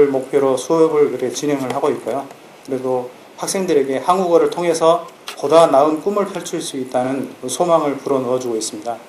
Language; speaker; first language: Korean; native; Korean